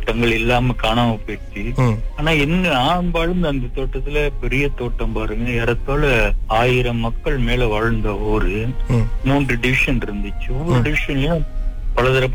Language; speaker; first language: Tamil; early bilingual, heritage; Tamil